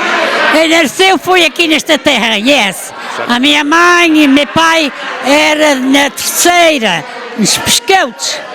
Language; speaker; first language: Portuguese; early bilingual, heritage; Portuguese